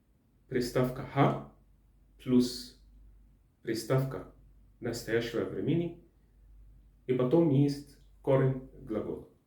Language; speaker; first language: Russian; non-native, learner; Arabic